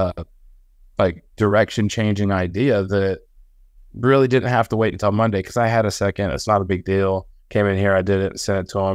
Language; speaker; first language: English; native; English